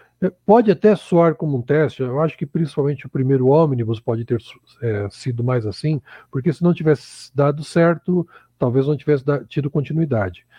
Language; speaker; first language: Portuguese; native; Portuguese